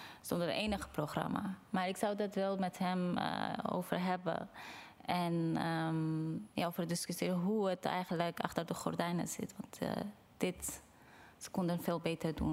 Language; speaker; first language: Dutch; non-native, fluent; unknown